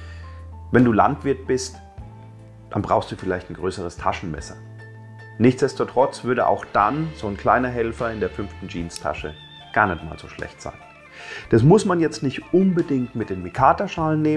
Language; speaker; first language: German; native; German